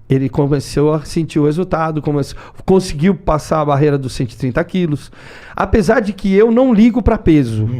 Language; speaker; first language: Portuguese; native; Portuguese